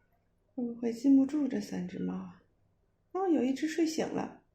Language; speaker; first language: Chinese; native; Chinese